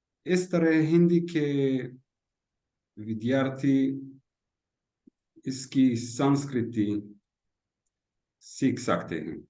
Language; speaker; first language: Hindi; non-native, learner; Hebrew